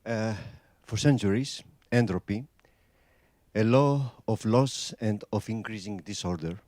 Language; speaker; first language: English; non-native, fluent; Greek